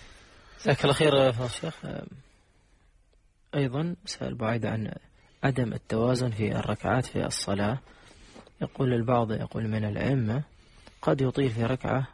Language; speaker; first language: Arabic; native; Arabic